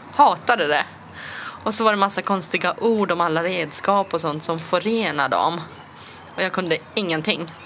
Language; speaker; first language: Swedish; early bilingual, other home language; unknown